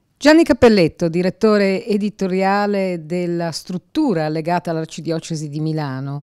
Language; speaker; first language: Italian; native; Italian